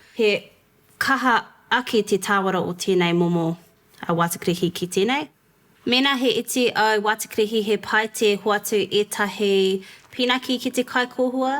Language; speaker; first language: Māori; non-native, local second language; English